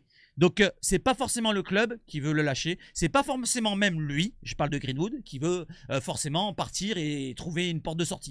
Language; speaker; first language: French; native; French